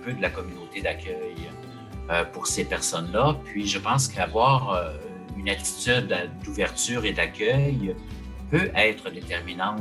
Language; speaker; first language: French; native; French